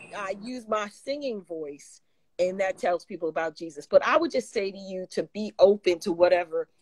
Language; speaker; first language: English; native; English